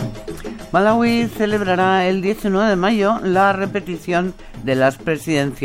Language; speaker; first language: Spanish; native; Spanish